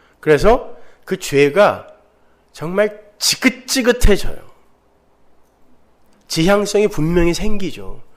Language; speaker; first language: Korean; native; Korean